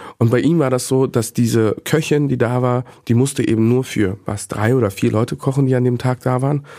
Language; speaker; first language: German; early bilingual, other home language; Bosnian